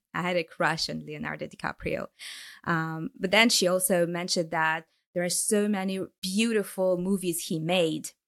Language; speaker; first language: English; non-native, fluent; Ukrainian